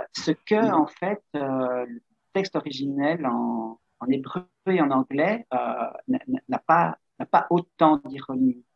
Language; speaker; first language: French; native; French